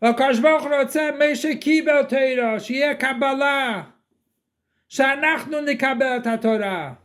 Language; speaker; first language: Hebrew; non-native, fluent; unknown